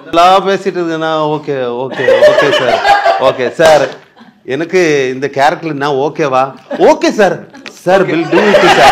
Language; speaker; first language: Tamil; non-native, learner; Malayalam